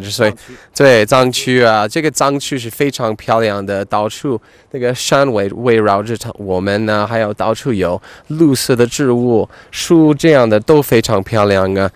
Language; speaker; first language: Chinese; non-native, fluent; English